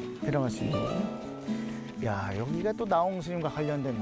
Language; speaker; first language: Korean; native; Korean